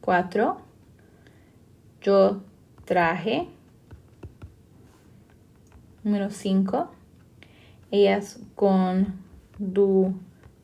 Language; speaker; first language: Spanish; non-native, fluent; English